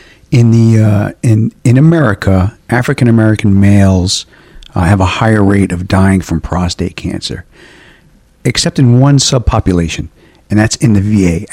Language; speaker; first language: English; native; English